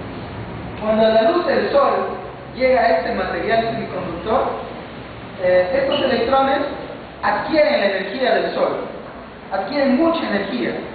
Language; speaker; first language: Spanish; native; Spanish